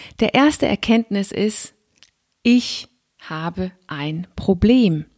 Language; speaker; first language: German; non-native, fluent; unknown